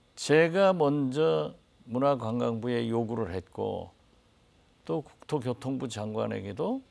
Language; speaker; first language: Korean; native; Korean